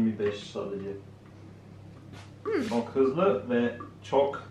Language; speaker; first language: Turkish; non-native, learner; German